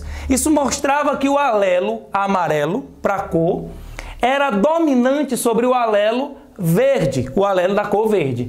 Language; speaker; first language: Portuguese; native; Portuguese